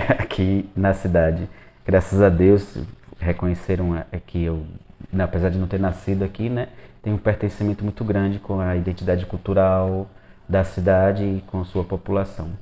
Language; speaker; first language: Portuguese; early bilingual, other home language; Spanish